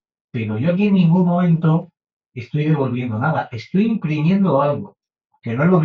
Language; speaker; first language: Spanish; native; Spanish